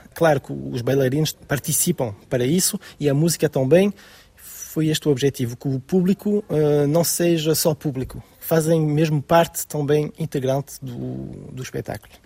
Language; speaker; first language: Portuguese; early bilingual, heritage; French